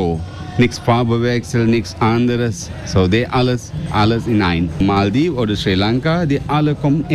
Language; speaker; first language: German; non-native, learner; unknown